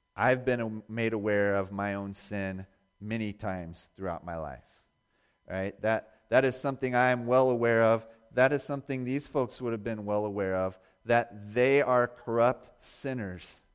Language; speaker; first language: English; native; English